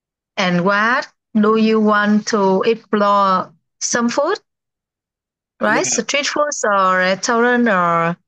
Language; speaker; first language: English; non-native, learner; Vietnamese